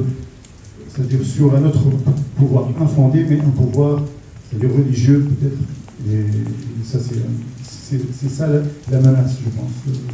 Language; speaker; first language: French; non-native, local second language; Arabic